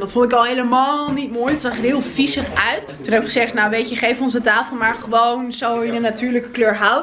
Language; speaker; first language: Dutch; native; Dutch